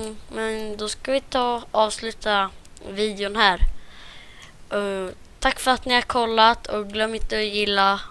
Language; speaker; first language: Swedish; native; Swedish